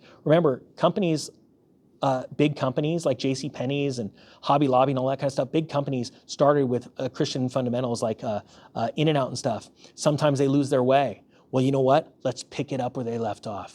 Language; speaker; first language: English; native; English